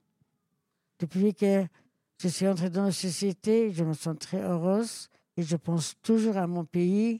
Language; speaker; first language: French; non-native, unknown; Persian